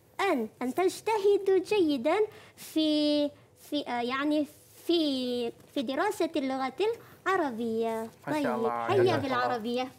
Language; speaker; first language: Arabic; non-native, fluent; Malay